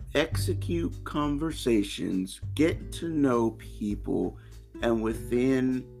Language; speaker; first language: English; native; English